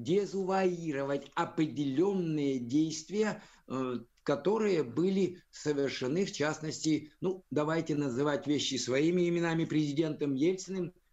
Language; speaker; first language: Russian; native; Russian